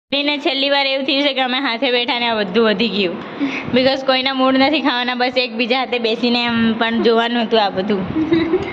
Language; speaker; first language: Gujarati; native; Gujarati